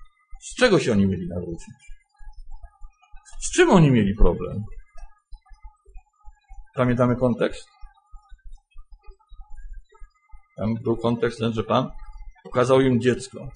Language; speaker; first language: Polish; native; Polish